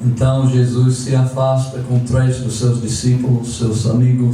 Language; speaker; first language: Portuguese; non-native, fluent; English